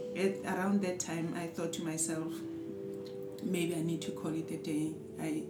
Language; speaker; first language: English; non-native, local second language; Southern Sotho